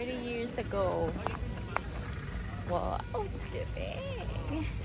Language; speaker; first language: English; non-native, local second language; Filipino